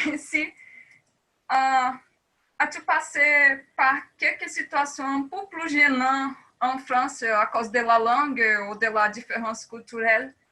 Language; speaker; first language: French; non-native, fluent; Portuguese